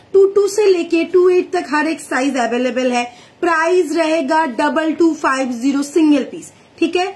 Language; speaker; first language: Hindi; non-native, local second language; Bangla